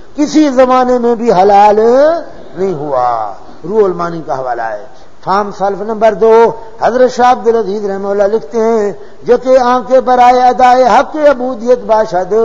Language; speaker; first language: Urdu; non-native, local second language; Punjabi